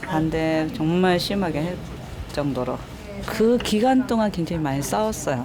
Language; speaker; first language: Korean; native; Korean